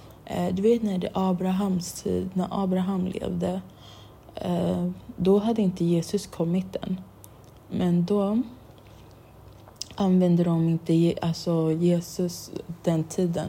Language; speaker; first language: Swedish; non-native, local second language; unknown